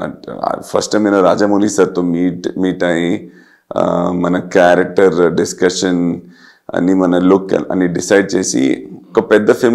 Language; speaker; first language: Telugu; non-native, fluent; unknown